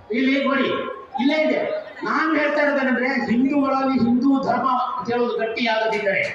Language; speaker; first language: Kannada; non-native, local second language; Kodava